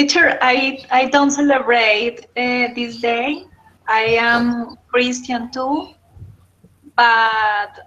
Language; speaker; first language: English; non-native, learner; Spanish